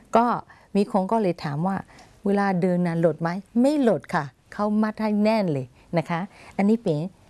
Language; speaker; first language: Thai; non-native, fluent; Burmese